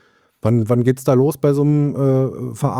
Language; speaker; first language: German; native; German